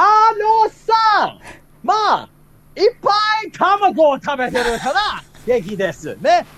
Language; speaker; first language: Japanese; non-native, learner; English